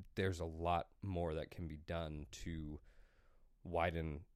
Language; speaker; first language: English; native; English